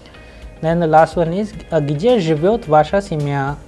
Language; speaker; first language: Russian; non-native, fluent; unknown